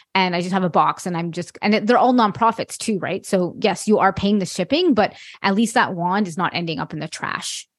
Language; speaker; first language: English; non-native, fluent; French